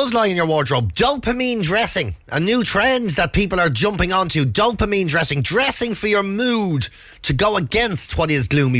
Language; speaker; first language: English; native; English